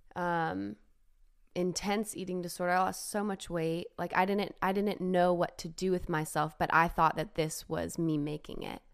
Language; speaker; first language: English; native; English